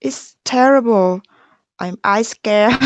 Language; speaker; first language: English; non-native, learner; Vietnamese